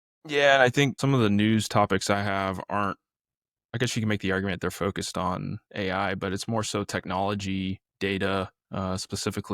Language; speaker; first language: English; native; English